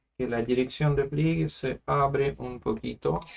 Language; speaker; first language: Spanish; non-native, fluent; Russian